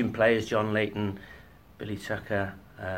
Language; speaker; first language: English; native; English